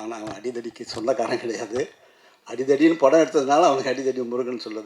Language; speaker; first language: Tamil; native; Tamil